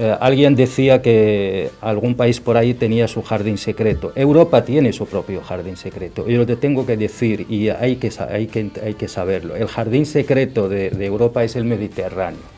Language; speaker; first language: Spanish; non-native, fluent; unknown